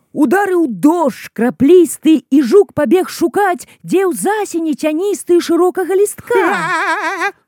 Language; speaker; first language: Belarusian; native; Belarusian